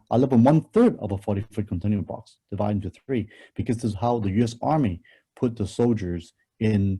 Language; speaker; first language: English; non-native, local second language; Cantonese